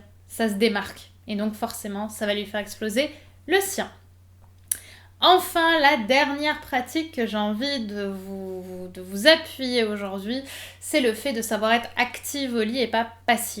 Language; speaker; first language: French; native; French